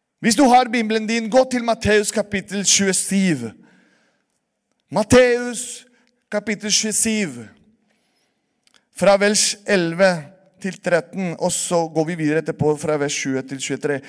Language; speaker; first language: Norwegian; non-native, fluent; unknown